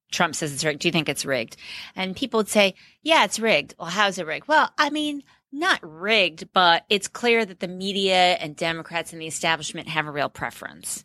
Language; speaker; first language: English; native; English